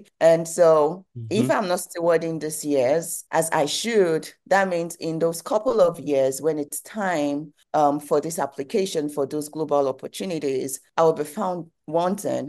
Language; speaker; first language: English; non-native, local second language; Yoruba